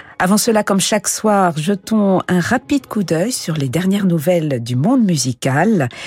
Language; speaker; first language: French; native; French